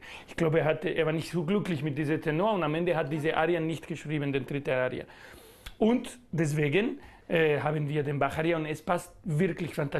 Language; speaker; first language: German; non-native, learner; Spanish